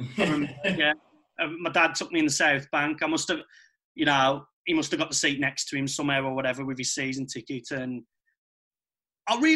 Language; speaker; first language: English; native; English